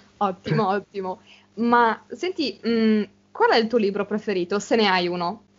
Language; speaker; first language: Italian; native; Italian